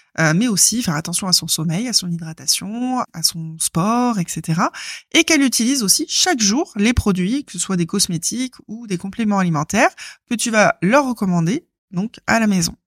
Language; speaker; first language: French; native; French